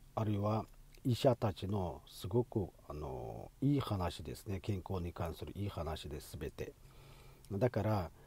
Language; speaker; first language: Japanese; non-native, fluent; Uyghur